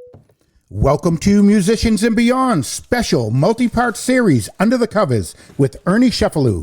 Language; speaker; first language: English; native; English